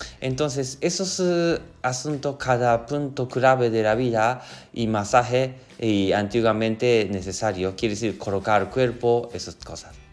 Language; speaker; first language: Spanish; non-native, learner; Japanese